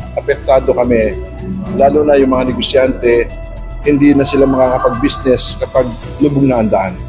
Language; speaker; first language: Filipino; non-native, local second language; Pampanga